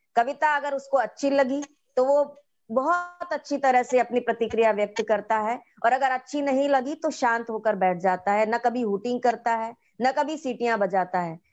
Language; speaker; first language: Hindi; non-native, local second language; Marathi